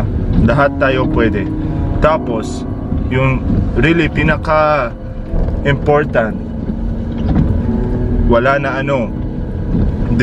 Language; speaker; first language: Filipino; non-native, learner; Arabic